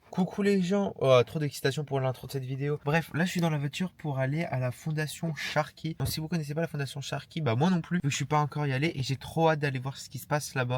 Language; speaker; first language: French; native; French